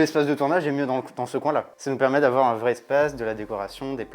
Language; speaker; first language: French; native; French